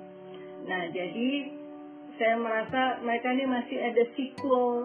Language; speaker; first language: Indonesian; native; Indonesian